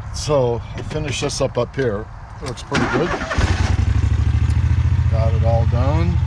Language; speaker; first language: English; native; English